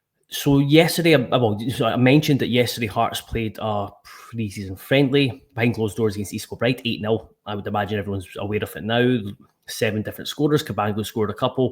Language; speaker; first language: English; native; English